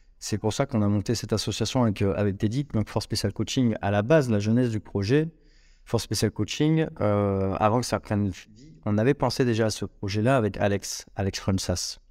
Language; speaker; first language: French; native; French